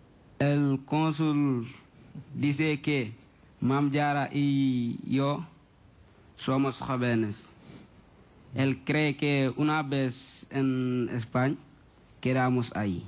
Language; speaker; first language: Spanish; non-native, learner; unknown